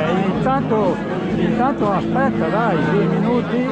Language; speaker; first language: Italian; native; Italian